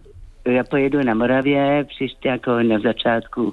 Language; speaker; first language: Czech; non-native, fluent; French